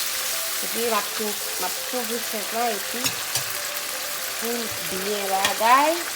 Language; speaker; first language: French; non-native, learner; Haitian Creole